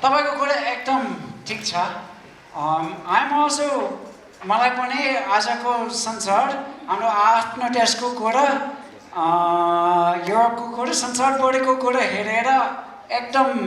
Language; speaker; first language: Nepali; non-native, fluent; English